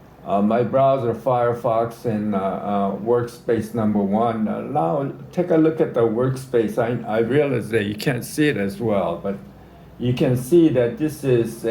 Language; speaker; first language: English; native; English